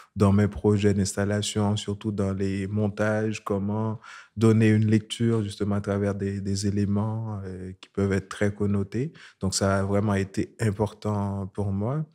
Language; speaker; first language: French; non-native, local second language; Haitian Creole